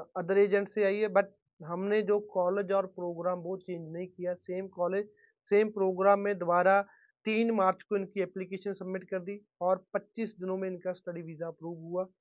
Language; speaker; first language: Hindi; non-native, local second language; Punjabi